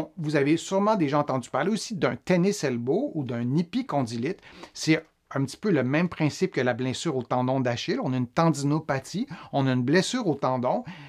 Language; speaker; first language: French; native; French